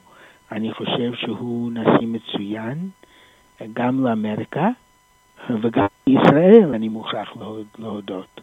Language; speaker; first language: Hebrew; non-native, fluent; English